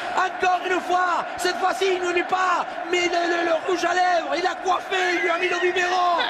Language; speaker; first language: French; non-native, fluent; Spanish